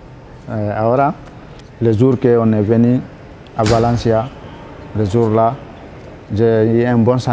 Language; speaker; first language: French; non-native, learner; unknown